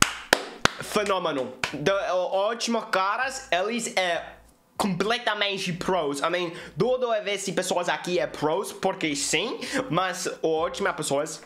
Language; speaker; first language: Portuguese; non-native, learner; English